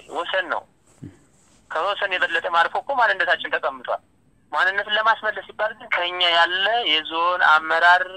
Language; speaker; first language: Amharic; native; Amharic